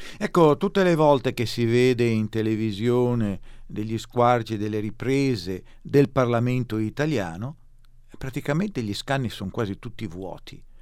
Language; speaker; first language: Italian; native; Italian